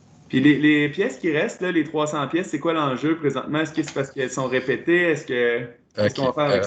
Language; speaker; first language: French; native; French